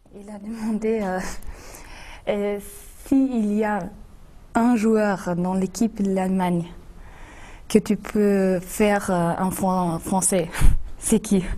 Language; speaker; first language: French; non-native, fluent; German